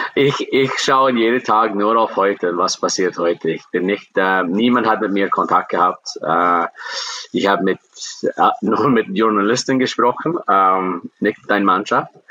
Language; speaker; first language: German; non-native, fluent; English